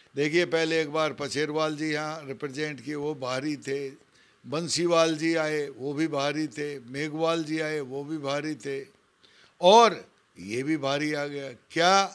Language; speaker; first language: Hindi; native; Hindi